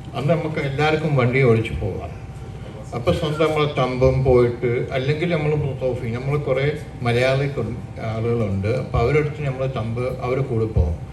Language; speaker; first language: Malayalam; early bilingual, heritage; Malayalam